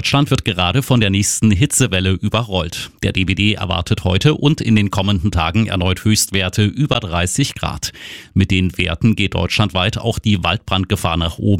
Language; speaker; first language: German; native; German